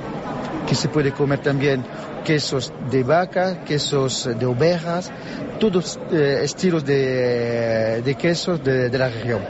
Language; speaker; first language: Spanish; non-native, learner; French